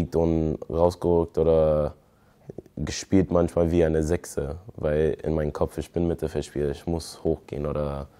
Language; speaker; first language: German; non-native, fluent; English